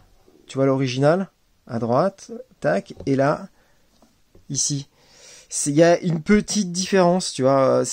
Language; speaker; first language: French; native; French